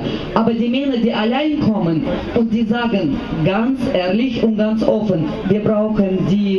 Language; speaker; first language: German; non-native, fluent; Russian